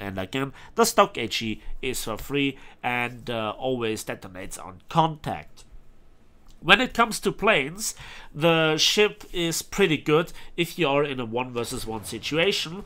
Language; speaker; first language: English; non-native, fluent; German